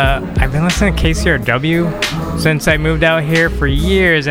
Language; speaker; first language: English; native; English